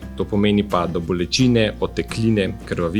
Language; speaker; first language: Slovenian; native; Slovenian